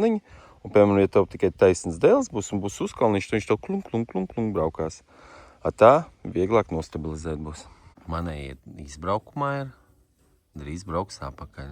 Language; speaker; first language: Latvian; native; Latvian